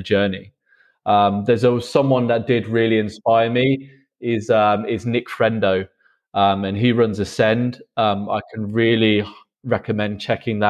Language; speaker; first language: English; native; English